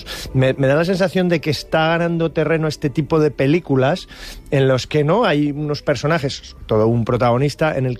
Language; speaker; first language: Spanish; native; Spanish